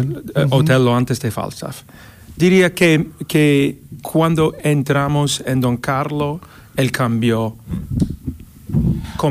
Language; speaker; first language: Spanish; non-native, fluent; English